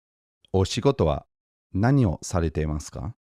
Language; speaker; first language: Japanese; non-native, fluent; English